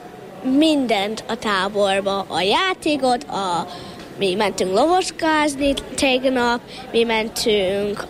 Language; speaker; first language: Hungarian; early bilingual, heritage; English